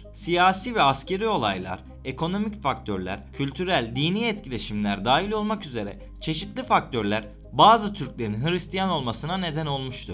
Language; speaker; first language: Turkish; native; Turkish